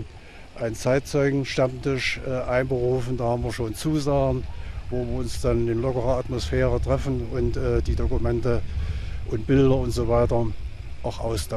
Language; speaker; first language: German; native; German